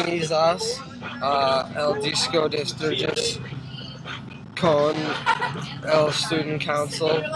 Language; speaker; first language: Spanish; non-native, learner; English